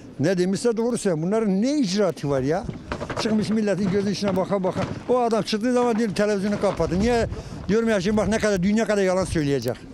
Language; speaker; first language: Turkish; non-native, local second language; Kurdish